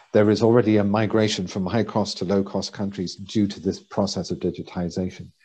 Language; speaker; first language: English; native; English